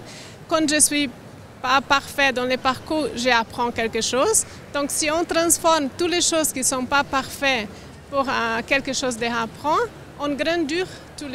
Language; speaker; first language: French; non-native, learner; Portuguese